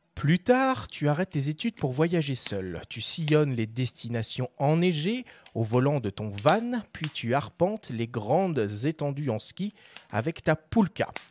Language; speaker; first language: French; native; French